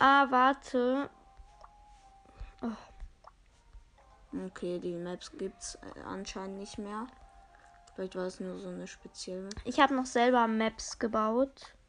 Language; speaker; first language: German; native; German